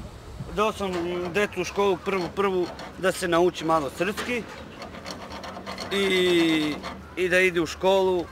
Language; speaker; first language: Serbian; non-native, local second language; Romany